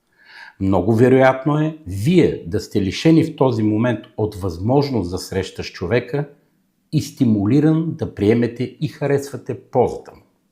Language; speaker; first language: Bulgarian; native; Bulgarian